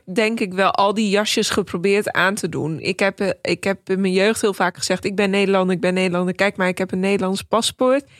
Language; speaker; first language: Dutch; early bilingual, other home language; Persian